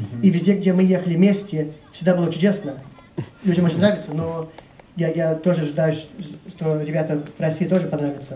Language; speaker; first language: Russian; early bilingual, heritage; English